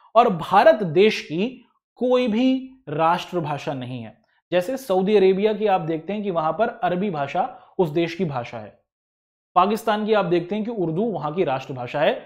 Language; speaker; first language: Hindi; native; Hindi